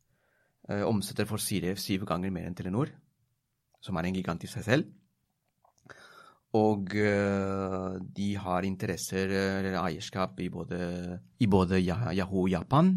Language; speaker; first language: Norwegian; non-native, fluent; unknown